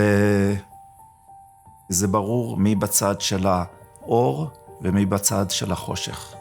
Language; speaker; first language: Hebrew; early bilingual, other home language; German